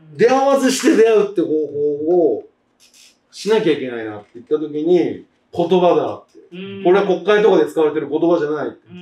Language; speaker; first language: Japanese; native; Japanese